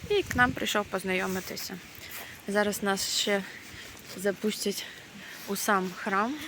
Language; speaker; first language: Ukrainian; non-native, local second language; Russian